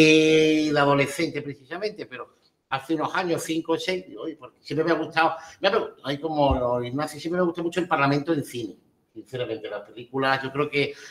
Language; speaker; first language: Spanish; native; Spanish